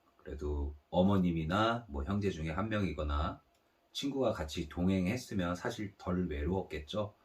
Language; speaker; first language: Korean; native; Korean